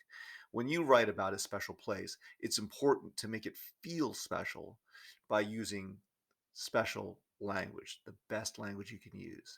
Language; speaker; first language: English; native; English